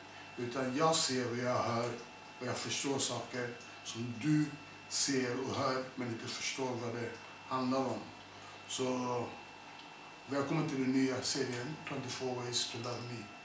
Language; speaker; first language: Swedish; non-native, fluent; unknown